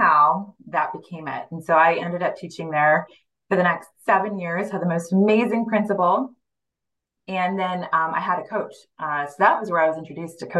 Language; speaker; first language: English; early bilingual, other home language; Spanish